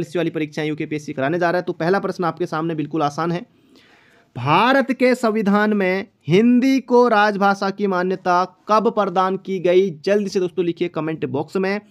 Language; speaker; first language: Hindi; native; Hindi